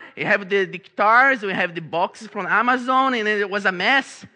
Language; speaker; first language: English; non-native, fluent; Portuguese